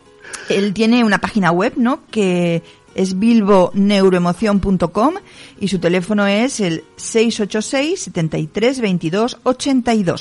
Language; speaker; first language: Spanish; native; Spanish